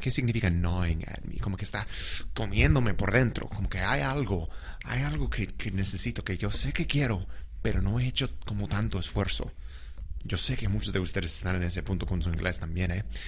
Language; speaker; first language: Spanish; non-native, fluent; English